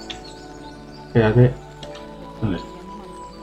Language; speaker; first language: Spanish; native; Spanish